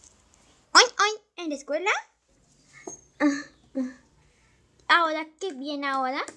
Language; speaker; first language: Spanish; native; Spanish